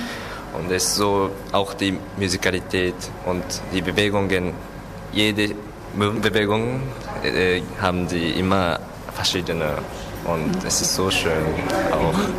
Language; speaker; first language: German; non-native, learner; Japanese